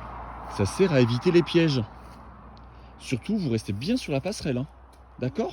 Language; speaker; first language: French; native; French